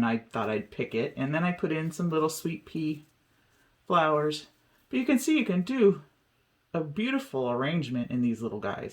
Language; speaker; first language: English; native; English